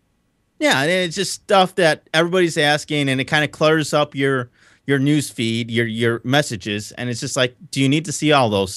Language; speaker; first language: English; native; English